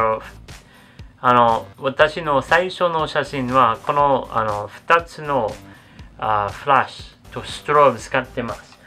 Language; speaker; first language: Japanese; non-native, learner; English